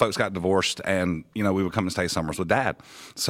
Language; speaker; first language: English; native; English